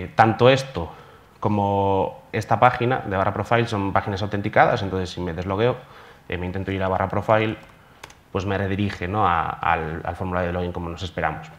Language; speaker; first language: Spanish; native; Spanish